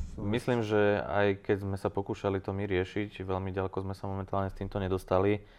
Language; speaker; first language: Slovak; native; Slovak